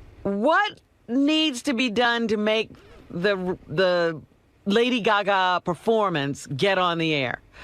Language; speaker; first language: English; native; English